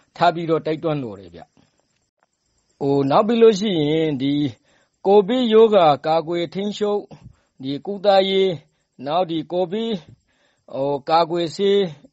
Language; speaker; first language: Burmese; native; Burmese